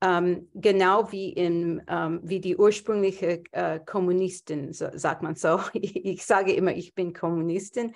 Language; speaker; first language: German; non-native, fluent; English